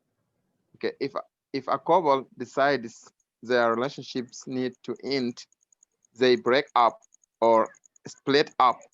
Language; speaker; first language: English; non-native, learner; Arabic